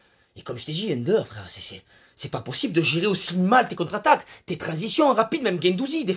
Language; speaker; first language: French; native; French